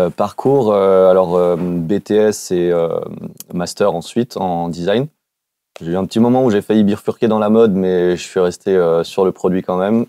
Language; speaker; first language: French; native; French